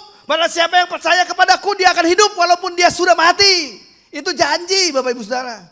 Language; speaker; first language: Indonesian; native; Indonesian